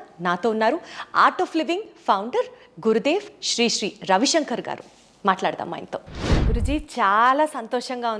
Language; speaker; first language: Telugu; native; Telugu